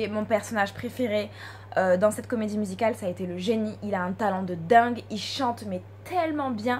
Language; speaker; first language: French; native; French